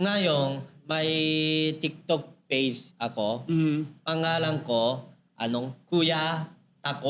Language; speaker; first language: Filipino; non-native, learner; Japanese